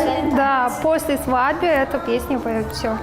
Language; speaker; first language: Russian; non-native, learner; Turkmen